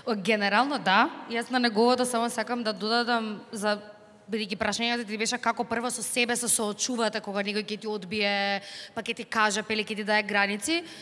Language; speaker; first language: Macedonian; native; Macedonian